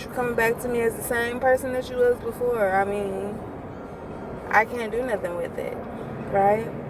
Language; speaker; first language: English; native; English